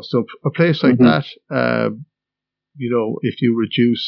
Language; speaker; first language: English; native; English